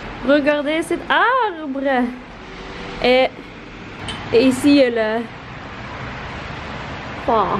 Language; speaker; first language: French; non-native, learner; Norwegian